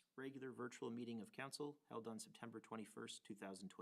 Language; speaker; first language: English; native; English